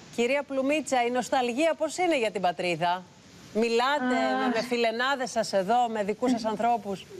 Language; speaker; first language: Greek; native; Greek